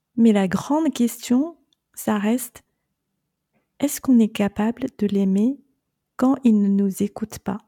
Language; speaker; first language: French; non-native, fluent; Chinese